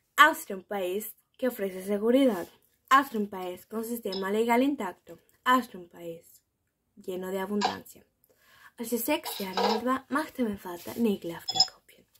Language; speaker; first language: German; early bilingual, other home language; Spanish